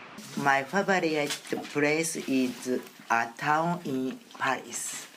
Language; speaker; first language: English; non-native, learner; Japanese